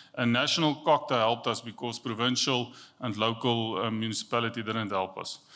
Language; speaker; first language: English; non-native, local second language; Afrikaans